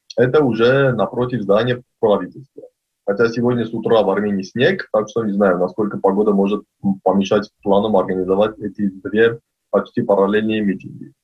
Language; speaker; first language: Russian; non-native, local second language; Armenian